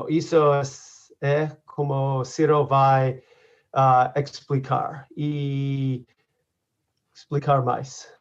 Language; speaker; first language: Portuguese; non-native, learner; English